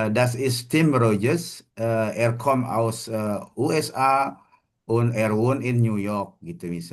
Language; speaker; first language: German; non-native, fluent; Indonesian